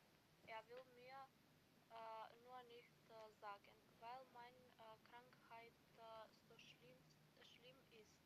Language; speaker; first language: German; non-native, learner; Macedonian